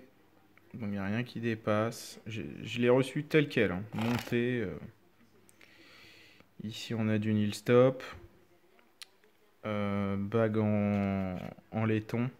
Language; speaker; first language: French; native; French